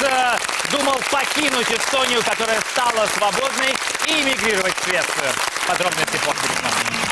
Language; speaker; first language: Russian; native; Russian